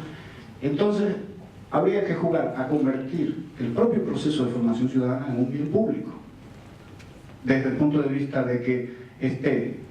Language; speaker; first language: Spanish; native; Spanish